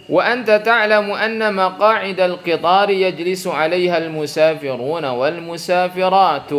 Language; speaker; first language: Arabic; non-native, fluent; Indonesian